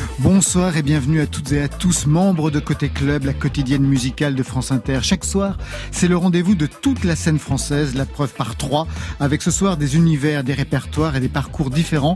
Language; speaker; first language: French; native; French